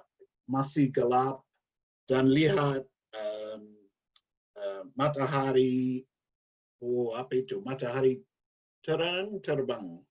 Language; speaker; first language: Indonesian; non-native, learner; English